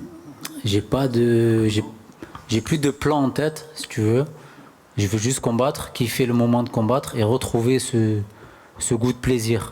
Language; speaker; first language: French; native; French